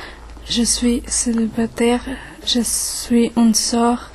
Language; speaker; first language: French; non-native, learner; Portuguese